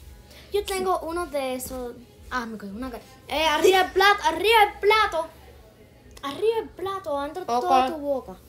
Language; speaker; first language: Spanish; early bilingual, heritage; Spanish